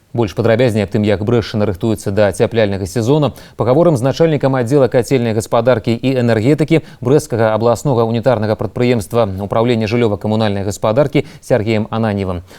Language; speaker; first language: Belarusian; native; Belarusian